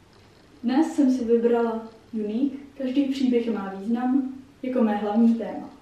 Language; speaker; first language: Czech; early bilingual, heritage; Czech